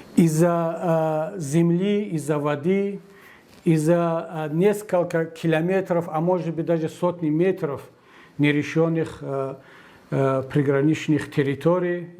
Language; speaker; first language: Russian; non-native, local second language; Tajik